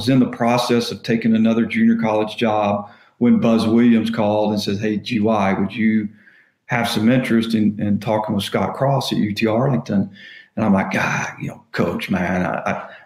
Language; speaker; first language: English; native; English